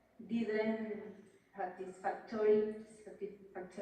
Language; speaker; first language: English; non-native, learner; Spanish